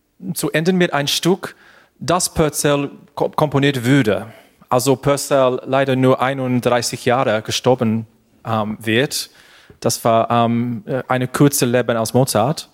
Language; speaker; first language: German; non-native, learner; English